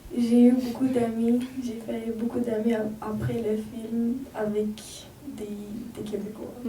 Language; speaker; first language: French; non-native, fluent; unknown